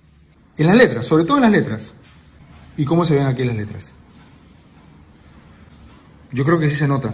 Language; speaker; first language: Spanish; native; Spanish